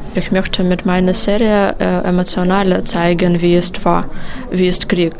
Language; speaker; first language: German; non-native, learner; Ukrainian